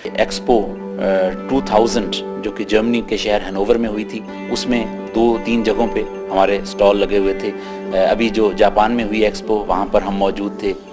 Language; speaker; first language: Urdu; non-native, local second language; Punjabi